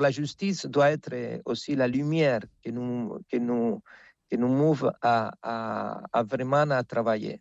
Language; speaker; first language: French; non-native, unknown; Spanish